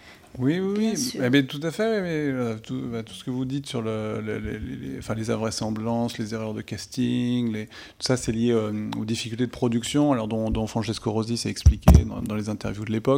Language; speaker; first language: French; native; French